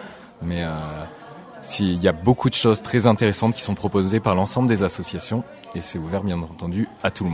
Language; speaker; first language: French; native; French